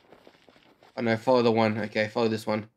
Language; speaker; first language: English; native; English